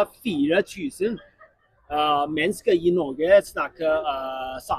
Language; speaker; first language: Norwegian; non-native, learner; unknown